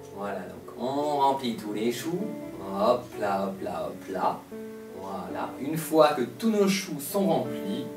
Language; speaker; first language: French; native; French